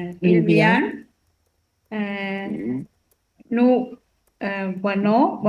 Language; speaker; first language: French; non-native, learner; Sinhala